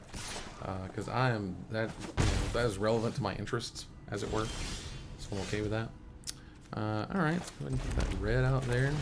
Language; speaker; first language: English; native; English